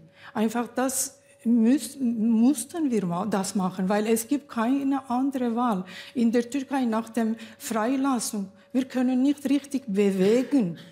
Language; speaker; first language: German; non-native, learner; Kurdish